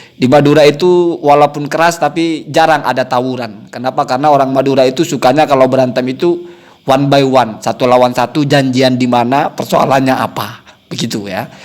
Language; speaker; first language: Indonesian; non-native, local second language; Madurese